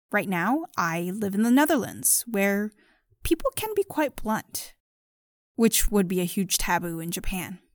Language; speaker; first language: English; early bilingual, other home language; Japanese